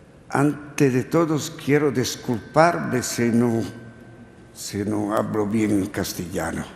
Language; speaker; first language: Spanish; non-native, learner; Italian